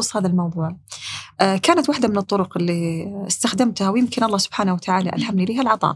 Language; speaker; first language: Arabic; native; Arabic